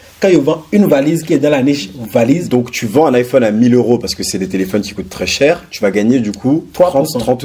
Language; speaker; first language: French; native; French